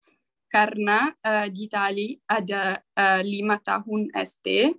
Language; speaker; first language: Indonesian; non-native, learner; Italian